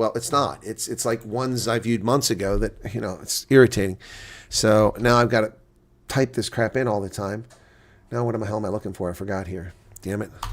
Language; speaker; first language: English; native; English